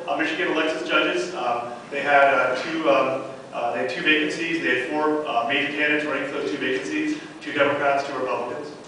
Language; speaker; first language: English; native; English